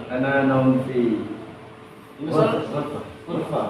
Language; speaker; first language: Arabic; non-native, learner; Indonesian